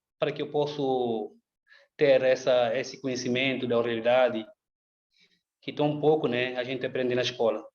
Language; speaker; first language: Portuguese; non-native, local second language; Upper Guinea Crioulo